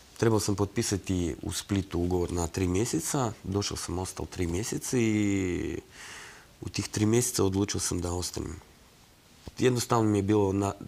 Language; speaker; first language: Croatian; non-native, fluent; Russian